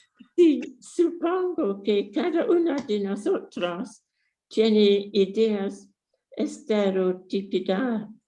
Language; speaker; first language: Spanish; non-native, fluent; English